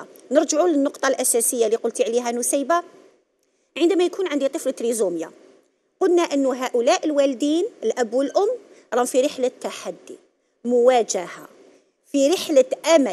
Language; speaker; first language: Arabic; native; Arabic